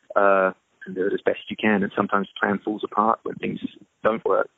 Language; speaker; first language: English; native; English